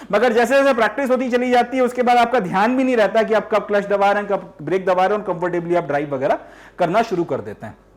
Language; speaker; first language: Hindi; native; Hindi